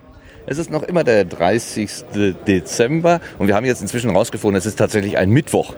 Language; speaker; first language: German; native; German